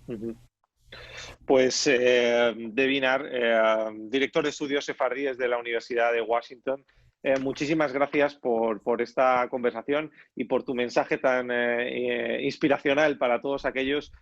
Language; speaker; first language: Spanish; native; Spanish